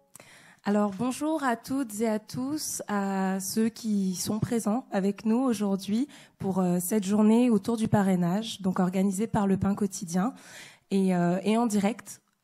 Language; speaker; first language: French; native; French